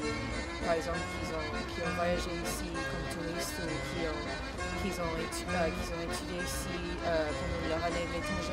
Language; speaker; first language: French; non-native, fluent; English